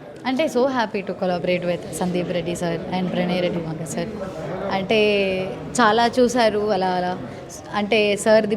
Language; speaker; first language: Telugu; non-native, learner; Malayalam